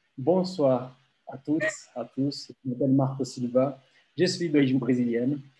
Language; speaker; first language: French; non-native, fluent; Portuguese